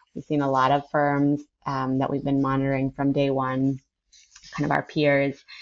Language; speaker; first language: English; early bilingual, other home language; Spanish